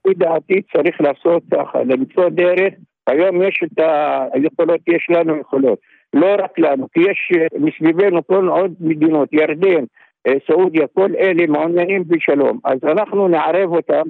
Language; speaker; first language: Hebrew; non-native, local second language; Arabic